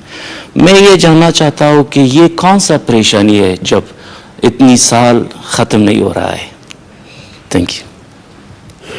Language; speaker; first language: Hindi; non-native, fluent; Persian